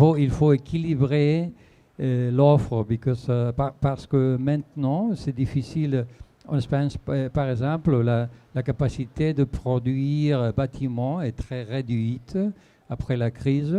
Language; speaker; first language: French; non-native, fluent; Spanish